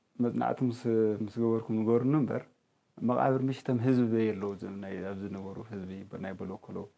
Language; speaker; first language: Tigrinya; native; Tigrinya